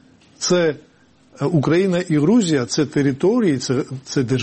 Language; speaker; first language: Ukrainian; non-native, fluent; Georgian